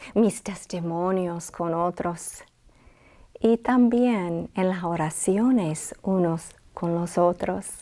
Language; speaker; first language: Spanish; non-native, fluent; English